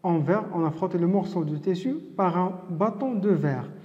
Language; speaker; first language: French; non-native, local second language; Arabic